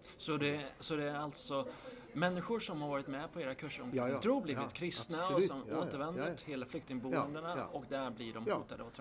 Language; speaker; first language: Swedish; native; Swedish